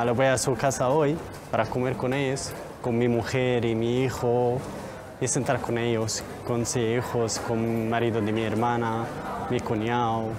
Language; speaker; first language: Spanish; non-native, learner; Arabic